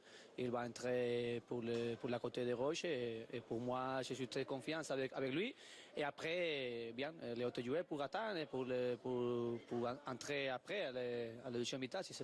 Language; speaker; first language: French; non-native, learner; Spanish